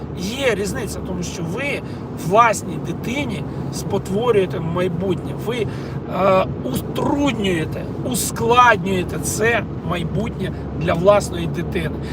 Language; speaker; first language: Ukrainian; non-native, local second language; Russian